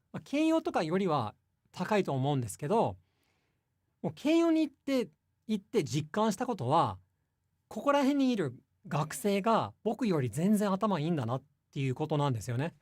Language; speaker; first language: Japanese; non-native, fluent; English